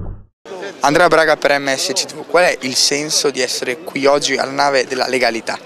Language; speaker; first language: Italian; native; Italian